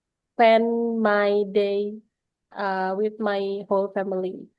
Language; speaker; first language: English; non-native, learner; Indonesian